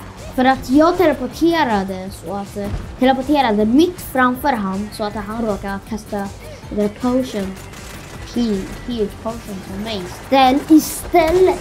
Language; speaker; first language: Swedish; early bilingual, other home language; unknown